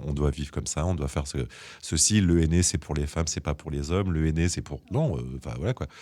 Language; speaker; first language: French; native; French